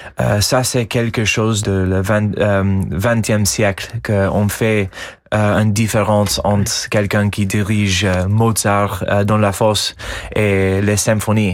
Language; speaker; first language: French; non-native, fluent; English